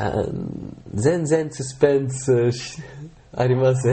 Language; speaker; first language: Japanese; non-native, learner; Arabic